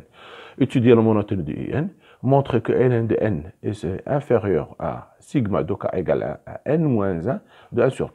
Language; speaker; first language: French; non-native, local second language; Arabic